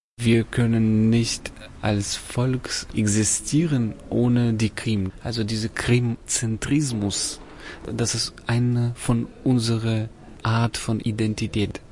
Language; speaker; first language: German; non-native, fluent; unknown